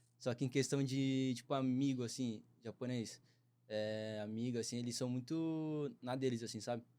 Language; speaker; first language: Portuguese; native; Portuguese